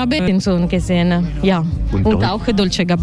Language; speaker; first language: German; non-native, learner; Italian